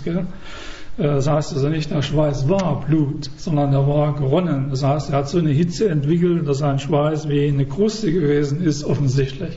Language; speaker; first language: German; native; German